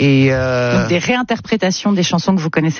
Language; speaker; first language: French; native; French